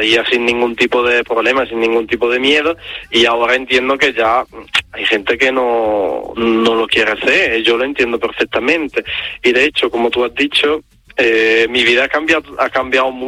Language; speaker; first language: Spanish; non-native, fluent; Italian